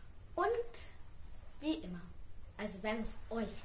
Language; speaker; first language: German; early bilingual, other home language; Russian